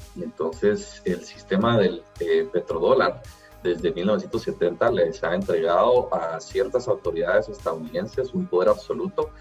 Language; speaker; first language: Spanish; native; Spanish